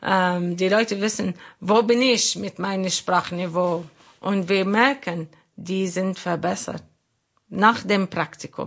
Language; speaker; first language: German; non-native, learner; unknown